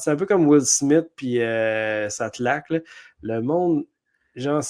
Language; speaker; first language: French; native; French